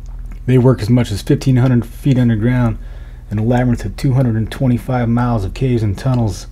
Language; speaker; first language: English; native; English